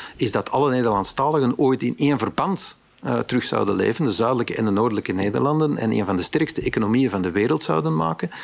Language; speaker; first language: Dutch; native; Dutch